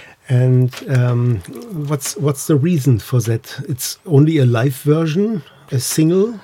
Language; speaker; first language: English; non-native, learner; German